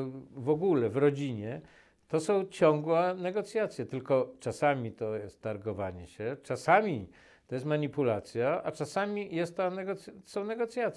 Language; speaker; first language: Polish; native; Polish